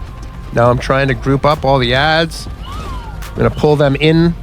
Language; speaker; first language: English; native; English